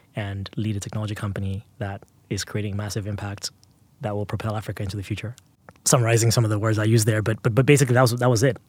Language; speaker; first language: English; non-native, local second language; Yoruba